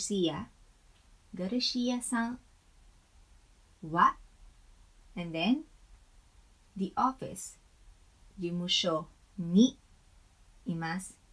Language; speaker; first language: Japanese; non-native, fluent; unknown